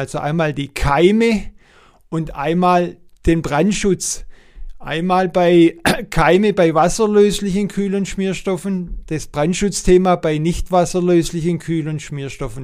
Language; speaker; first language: German; native; German